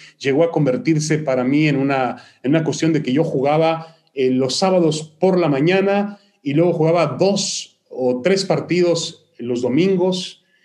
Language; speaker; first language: Spanish; early bilingual, other home language; Hebrew